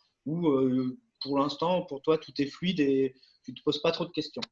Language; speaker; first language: French; native; French